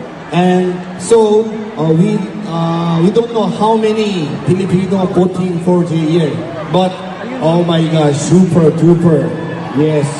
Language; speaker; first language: English; non-native, learner; Korean